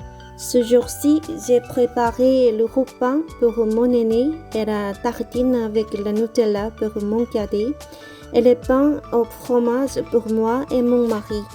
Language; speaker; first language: French; non-native, learner; Korean